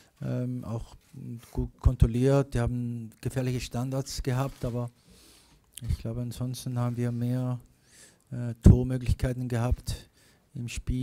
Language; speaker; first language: German; non-native, fluent; Italian